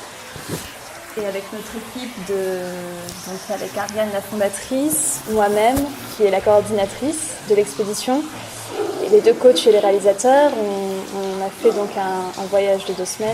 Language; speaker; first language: French; native; French